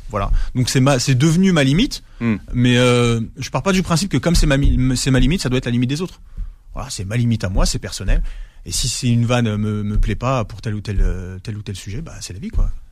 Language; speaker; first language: French; native; French